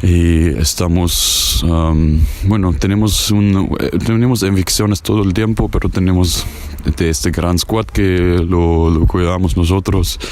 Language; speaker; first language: Spanish; non-native, fluent; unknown